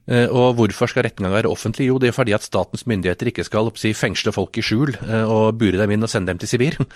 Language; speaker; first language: Norwegian; native; Norwegian